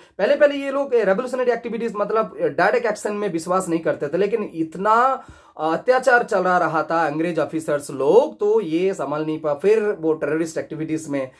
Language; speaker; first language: Hindi; non-native, local second language; Bangla